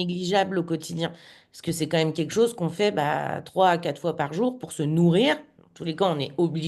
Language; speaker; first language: French; native; French